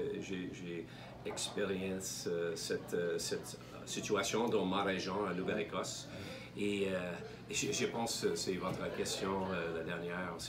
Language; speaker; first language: French; non-native, learner; English